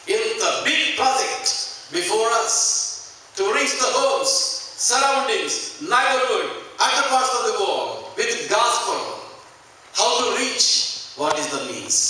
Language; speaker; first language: English; non-native, local second language; Telugu